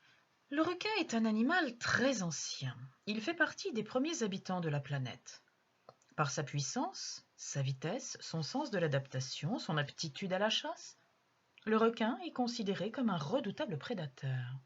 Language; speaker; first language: French; native; French